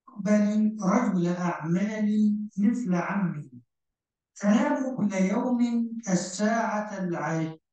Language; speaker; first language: Arabic; non-native, learner; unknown